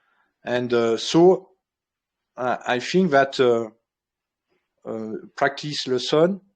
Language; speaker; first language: English; non-native, learner; French